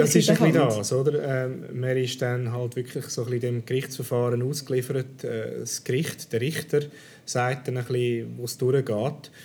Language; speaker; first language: German; native; German